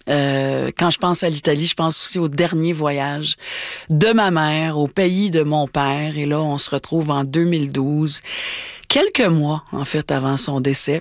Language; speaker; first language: French; native; French